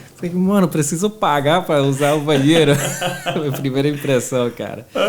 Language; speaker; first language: Portuguese; non-native, fluent; English